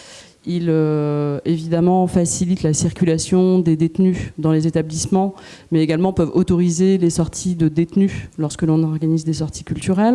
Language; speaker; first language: French; native; French